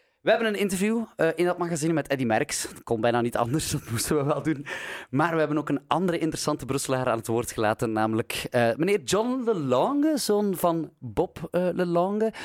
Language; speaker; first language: Dutch; native; Dutch